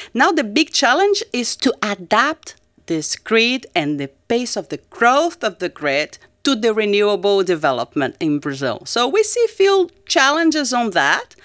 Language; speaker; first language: English; non-native, fluent; Portuguese